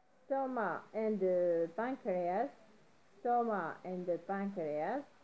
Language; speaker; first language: English; non-native, learner; Arabic